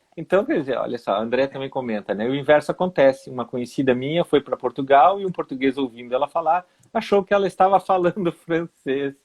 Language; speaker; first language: Portuguese; native; Portuguese